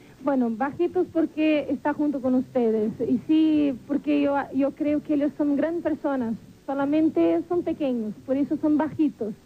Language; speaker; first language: Spanish; non-native, fluent; Portuguese